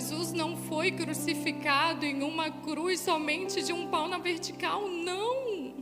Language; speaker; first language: Portuguese; native; Portuguese